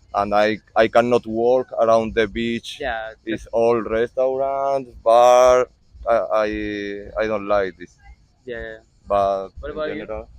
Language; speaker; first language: English; non-native, learner; Italian